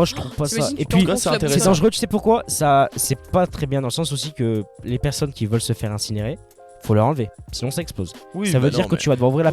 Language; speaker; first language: French; native; French